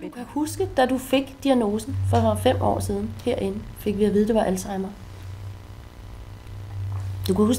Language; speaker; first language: Danish; native; Danish